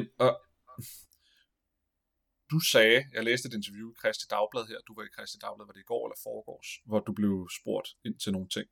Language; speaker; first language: Danish; native; Danish